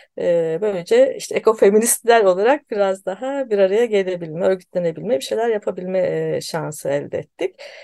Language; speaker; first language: Turkish; native; Turkish